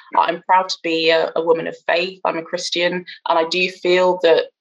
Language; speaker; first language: English; native; English